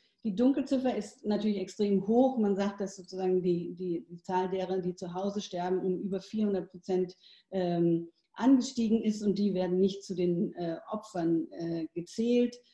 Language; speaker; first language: German; native; German